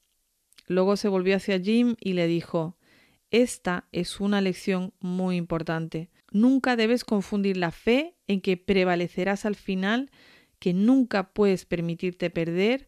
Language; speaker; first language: Spanish; native; Spanish